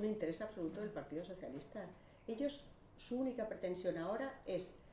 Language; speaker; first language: Spanish; native; Spanish